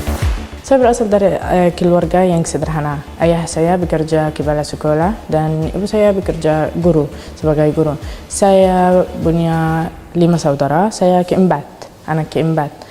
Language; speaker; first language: Indonesian; non-native, fluent; Arabic